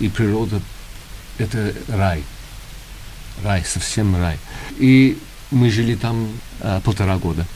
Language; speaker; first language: Russian; early bilingual, heritage; Russian